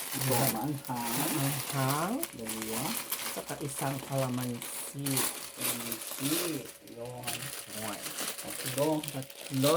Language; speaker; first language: Filipino; native; Filipino